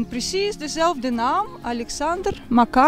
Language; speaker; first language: Dutch; non-native, fluent; Russian